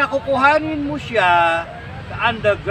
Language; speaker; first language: Filipino; native; Filipino